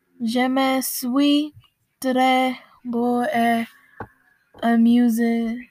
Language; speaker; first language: French; non-native, learner; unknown